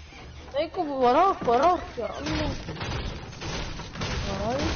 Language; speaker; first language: Arabic; native; Arabic